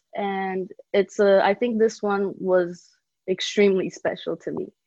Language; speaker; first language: English; early bilingual, other home language; Bulgarian